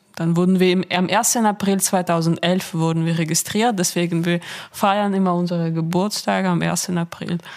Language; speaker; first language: German; non-native, fluent; Russian